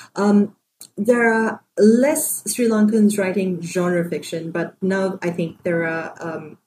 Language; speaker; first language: English; non-native, local second language; Sinhala